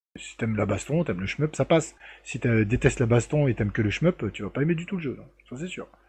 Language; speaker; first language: French; native; French